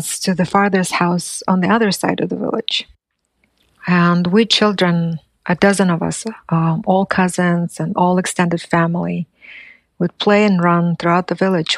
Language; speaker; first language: English; non-native, fluent; Buriat